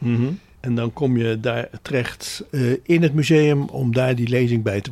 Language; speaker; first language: Dutch; native; Dutch